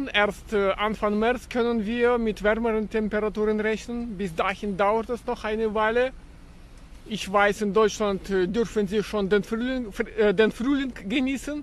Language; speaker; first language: German; non-native, fluent; Russian